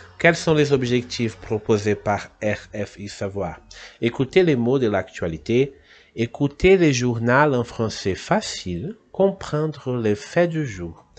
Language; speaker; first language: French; non-native, fluent; Portuguese